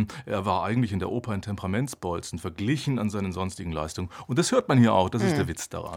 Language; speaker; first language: German; native; German